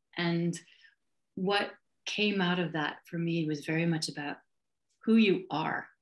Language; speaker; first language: English; native; English